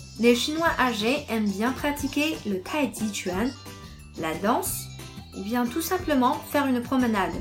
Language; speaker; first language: French; non-native, fluent; Chinese